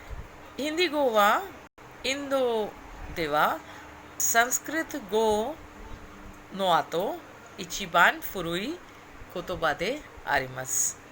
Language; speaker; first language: Japanese; non-native, fluent; Hindi